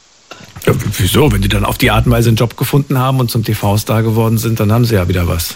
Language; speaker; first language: German; native; German